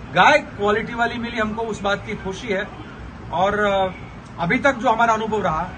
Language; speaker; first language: Hindi; non-native, local second language; Gujarati